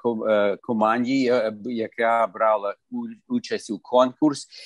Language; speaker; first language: Ukrainian; early bilingual, heritage; Ukrainian